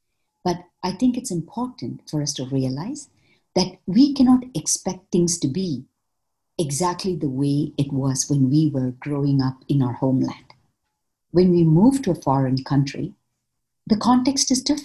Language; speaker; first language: English; non-native, local second language; Malayalam